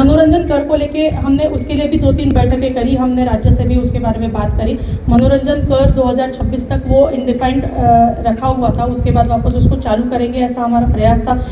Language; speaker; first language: Hindi; non-native, local second language; Marathi